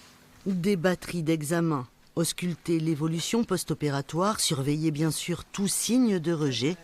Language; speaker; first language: French; native; French